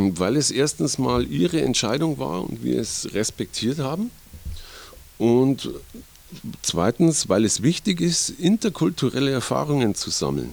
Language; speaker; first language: German; native; German